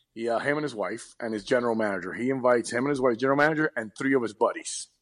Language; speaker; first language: English; early bilingual, other home language; Spanish